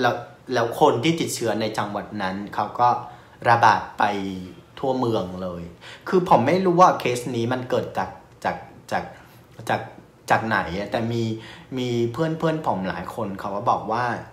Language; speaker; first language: Thai; non-native, fluent; Vietnamese